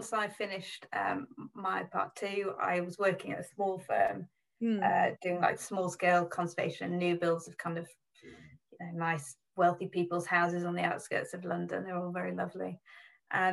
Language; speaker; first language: English; native; English